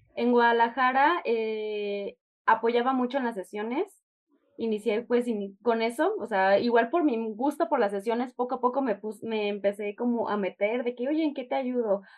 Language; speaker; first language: Spanish; native; Spanish